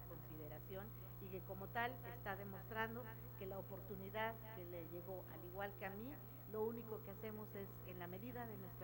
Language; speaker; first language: Spanish; native; Spanish